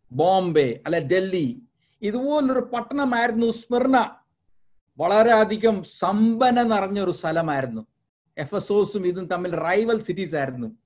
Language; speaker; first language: Malayalam; early bilingual, heritage; Malayalam